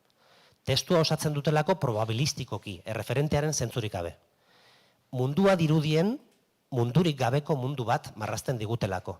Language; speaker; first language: Basque; native; Basque